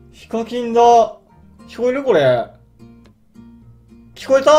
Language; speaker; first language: Japanese; native; Japanese